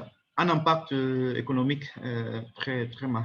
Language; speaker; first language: French; non-native, learner; Spanish